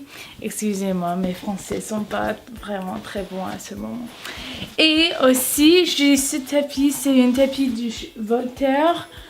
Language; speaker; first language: French; non-native, learner; English